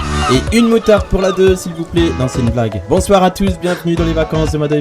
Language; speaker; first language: French; native; French